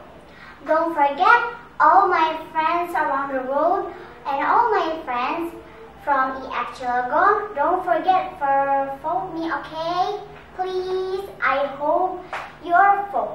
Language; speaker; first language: English; non-native, learner; Indonesian